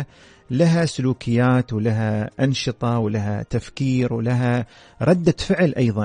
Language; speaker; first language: Arabic; native; Arabic